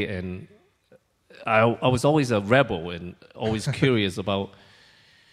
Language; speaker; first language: English; non-native, local second language; Cantonese